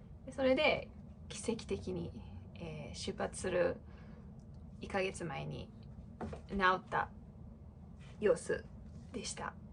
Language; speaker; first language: Japanese; non-native, fluent; English